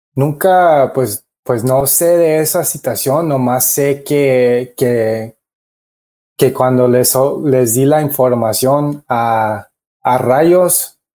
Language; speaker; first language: Spanish; early bilingual, heritage; Spanish